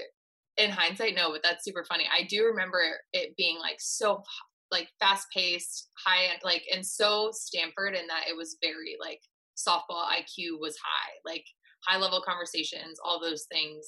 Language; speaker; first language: English; native; English